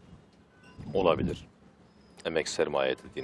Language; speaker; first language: Turkish; native; Turkish